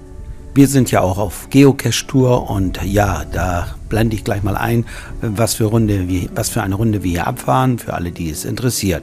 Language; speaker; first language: German; native; German